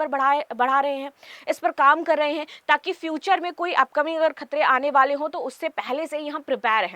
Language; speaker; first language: Hindi; native; Hindi